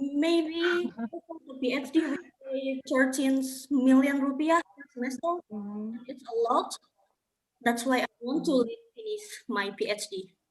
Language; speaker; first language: English; non-native, learner; Indonesian